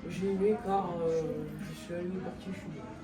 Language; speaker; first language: French; non-native, learner; Chinese